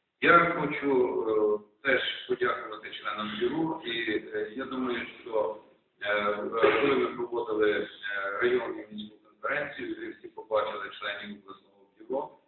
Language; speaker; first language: Ukrainian; native; Ukrainian